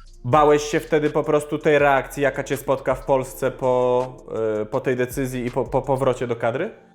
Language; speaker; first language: Polish; native; Polish